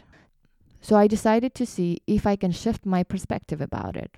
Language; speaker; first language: English; non-native, fluent; Kyrgyz